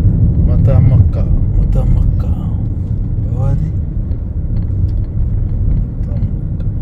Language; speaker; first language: Arabic; non-native, learner; Malayalam